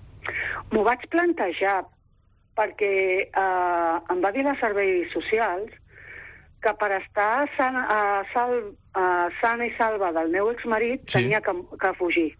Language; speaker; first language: Catalan; non-native, local second language; Spanish